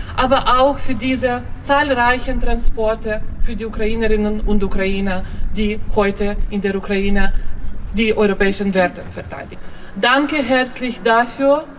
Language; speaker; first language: German; non-native, fluent; Ukrainian